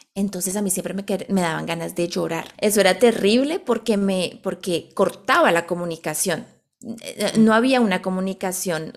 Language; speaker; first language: Spanish; native; Spanish